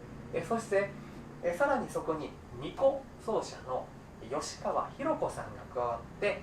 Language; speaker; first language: Japanese; native; Japanese